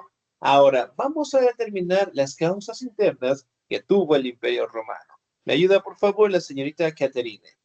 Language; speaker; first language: Spanish; native; Spanish